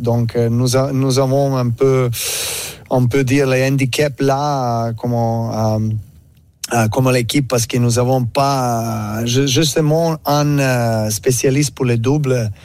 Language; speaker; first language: French; non-native, learner; Serbian